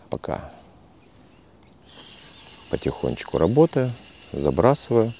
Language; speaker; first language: Russian; native; Russian